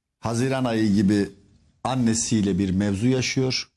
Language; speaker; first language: Turkish; native; Turkish